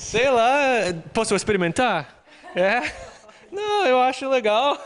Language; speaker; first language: Portuguese; non-native, fluent; English